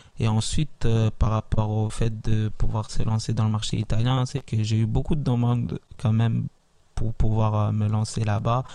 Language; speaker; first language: French; early bilingual, other home language; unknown